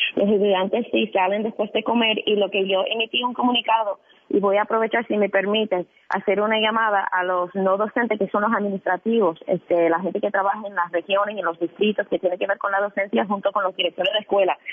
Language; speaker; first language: Spanish; non-native, fluent; English